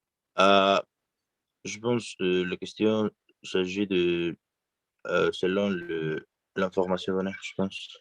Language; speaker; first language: French; non-native, learner; Spanish